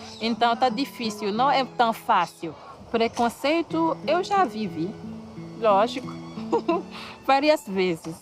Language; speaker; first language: Portuguese; non-native, fluent; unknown